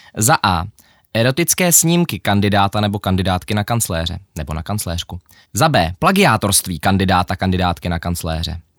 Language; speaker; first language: Czech; early bilingual, other home language; Ukrainian